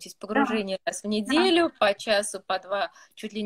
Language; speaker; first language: Russian; native; Russian